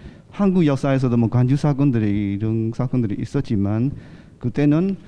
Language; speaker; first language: Korean; non-native, fluent; Burmese